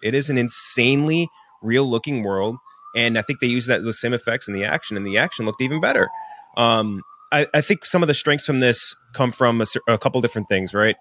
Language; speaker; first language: English; native; English